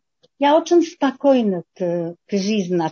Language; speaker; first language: Russian; non-native, fluent; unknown